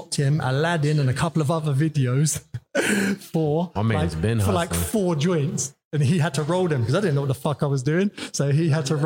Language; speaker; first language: English; native; English